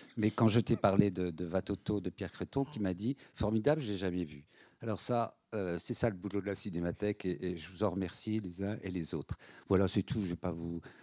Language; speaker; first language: French; native; French